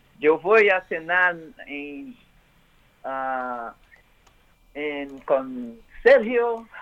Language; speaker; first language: Spanish; non-native, learner; Portuguese